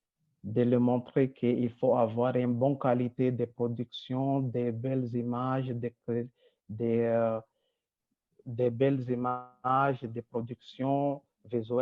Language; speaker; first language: French; non-native, local second language; Rundi